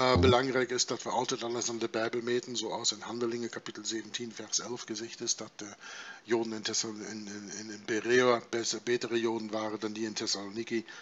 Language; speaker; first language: Dutch; non-native, fluent; German